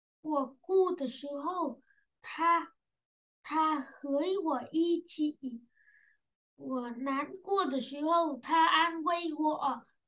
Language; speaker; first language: Chinese; non-native, learner; Vietnamese